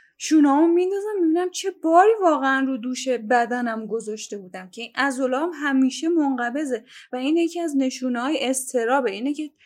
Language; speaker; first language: Persian; native; Persian